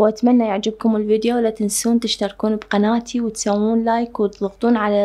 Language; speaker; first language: Arabic; native; Arabic